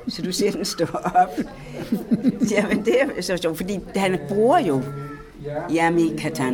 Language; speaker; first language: Danish; native; Danish